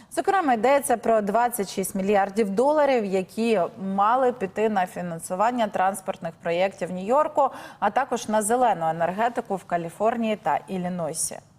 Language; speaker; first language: Ukrainian; native; Ukrainian